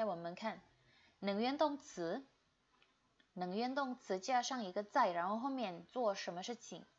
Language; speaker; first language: Chinese; non-native, fluent; Indonesian